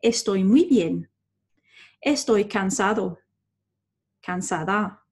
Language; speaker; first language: Spanish; non-native, fluent; English